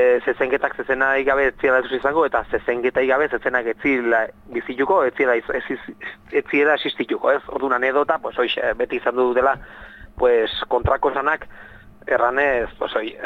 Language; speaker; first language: Basque; native; Basque